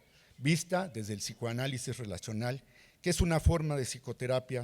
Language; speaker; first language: Spanish; native; Spanish